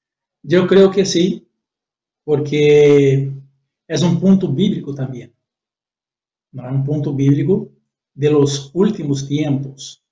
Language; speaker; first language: Spanish; non-native, fluent; Portuguese